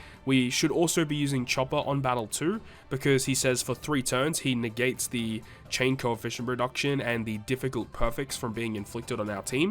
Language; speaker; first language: English; native; English